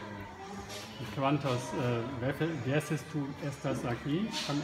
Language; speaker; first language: Spanish; non-native, learner; German